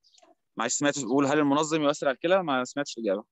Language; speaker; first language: Arabic; native; Arabic